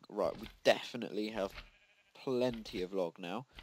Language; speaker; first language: English; native; English